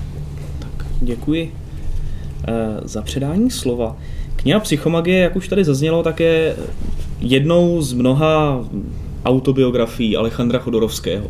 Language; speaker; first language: Czech; native; Czech